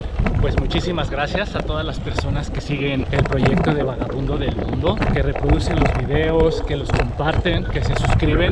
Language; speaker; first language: Spanish; native; Spanish